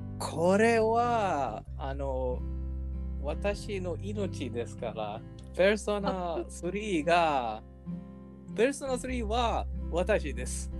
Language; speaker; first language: Japanese; non-native, learner; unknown